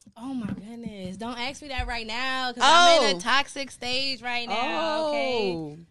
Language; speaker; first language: English; native; English